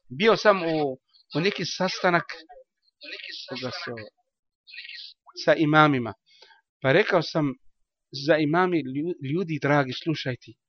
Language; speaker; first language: Bosnian; non-native, learner; Arabic